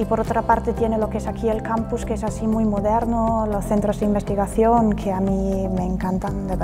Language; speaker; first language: Spanish; non-native, fluent; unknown